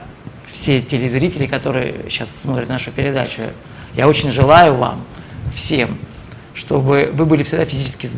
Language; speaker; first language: Russian; native; Russian